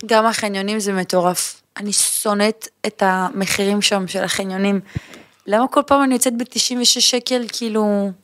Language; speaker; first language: Hebrew; native; Hebrew